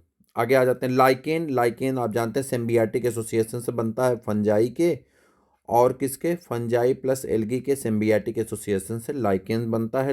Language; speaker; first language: Hindi; native; Hindi